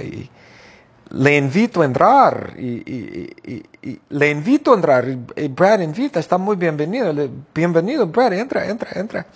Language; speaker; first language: Spanish; non-native, fluent; English